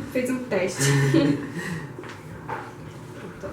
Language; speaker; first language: Portuguese; native; Portuguese